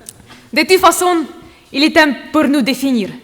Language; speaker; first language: French; non-native, learner; Russian